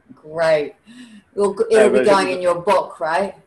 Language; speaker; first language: English; native; English